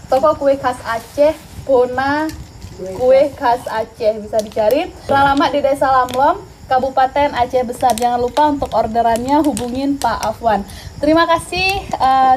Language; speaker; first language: Indonesian; native; Indonesian